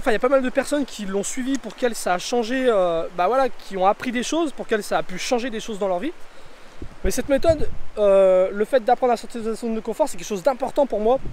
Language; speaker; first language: French; native; French